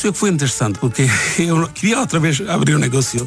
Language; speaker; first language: Portuguese; non-native, learner; Bangla